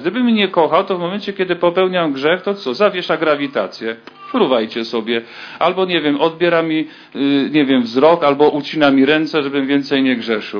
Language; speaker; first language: Polish; native; Polish